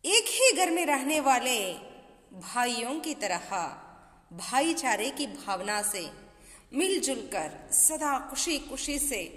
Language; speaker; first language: Hindi; non-native, local second language; Kannada